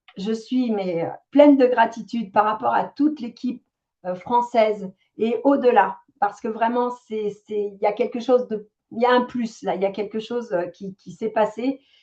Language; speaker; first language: French; native; French